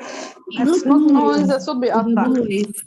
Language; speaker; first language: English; non-native, learner; Arabic